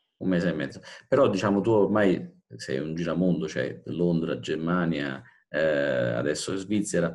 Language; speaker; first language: Italian; native; Italian